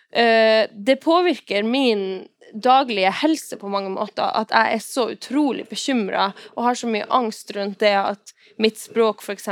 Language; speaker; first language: Norwegian; non-native, local second language; Northern Sami